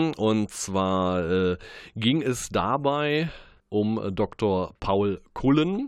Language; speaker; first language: German; native; German